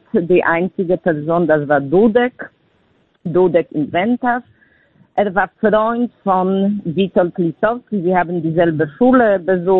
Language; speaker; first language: German; non-native, fluent; Polish